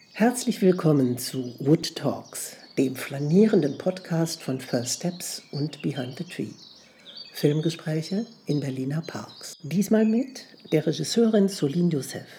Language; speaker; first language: German; native; German